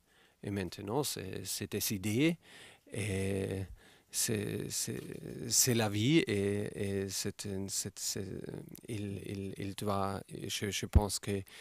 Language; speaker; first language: French; non-native, fluent; German